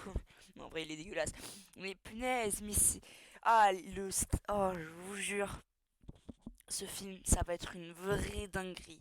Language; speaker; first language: French; native; French